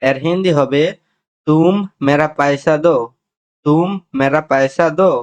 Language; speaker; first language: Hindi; non-native, learner; Bangla